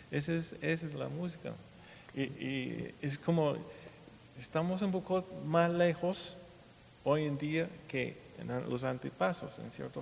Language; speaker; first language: Spanish; non-native, fluent; English